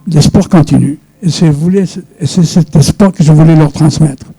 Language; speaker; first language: French; non-native, local second language; Arabic